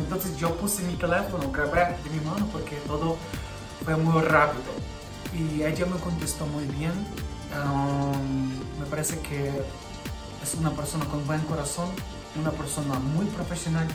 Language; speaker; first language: Spanish; non-native, fluent; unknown